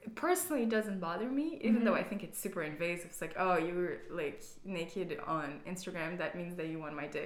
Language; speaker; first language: English; non-native, fluent; Portuguese